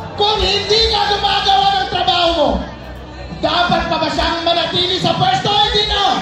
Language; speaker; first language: Filipino; non-native, local second language; Iloko